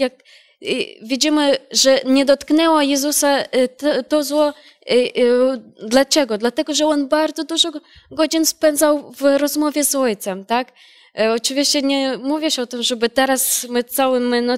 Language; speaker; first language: Polish; non-native, learner; Ukrainian